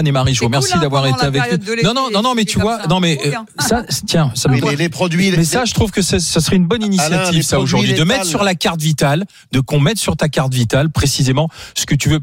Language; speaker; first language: French; native; French